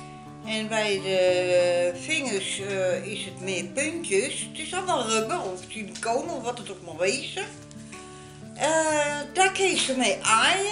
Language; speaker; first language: Dutch; native; Dutch